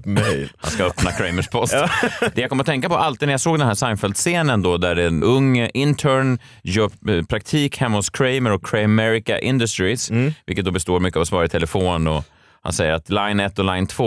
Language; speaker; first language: Swedish; native; Swedish